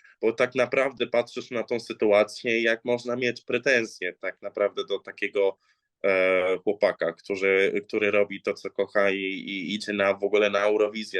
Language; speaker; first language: Polish; early bilingual, heritage; English